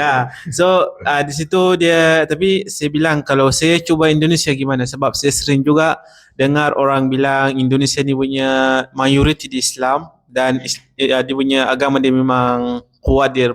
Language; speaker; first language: Indonesian; non-native, learner; Arabic